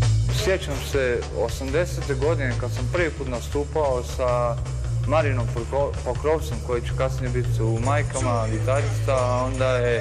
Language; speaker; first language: Croatian; native; Croatian